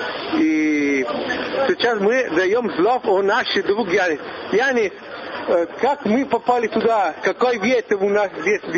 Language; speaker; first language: Russian; non-native, learner; Italian